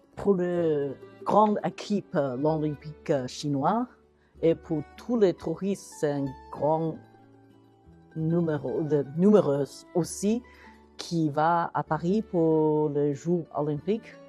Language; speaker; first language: French; non-native, learner; Chinese